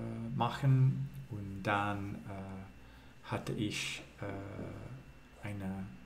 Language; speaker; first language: German; non-native, learner; English